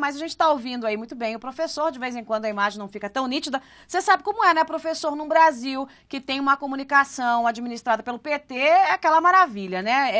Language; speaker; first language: Portuguese; native; Portuguese